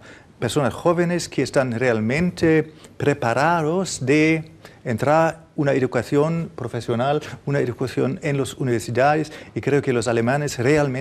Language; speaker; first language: Spanish; non-native, fluent; German